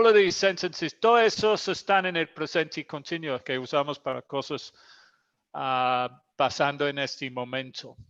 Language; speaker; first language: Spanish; non-native, fluent; English